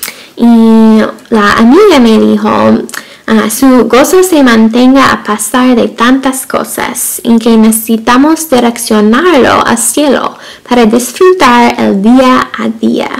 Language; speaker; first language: Spanish; non-native, fluent; English